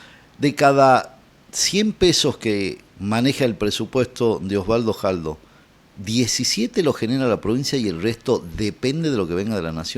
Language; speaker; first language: Spanish; native; Spanish